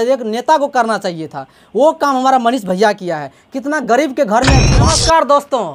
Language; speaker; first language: Hindi; native; Hindi